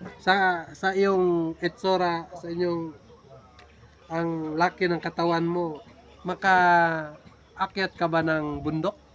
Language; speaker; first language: Filipino; non-native, local second language; Cebuano